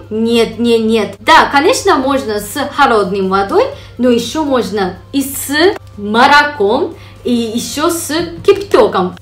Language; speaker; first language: Russian; non-native, fluent; Japanese